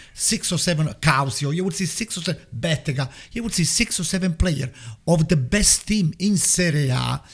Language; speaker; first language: English; non-native, fluent; Italian